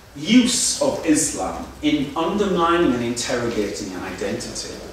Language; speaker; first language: English; native; English